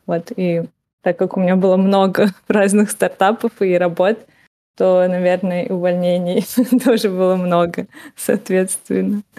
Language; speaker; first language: Russian; native; Russian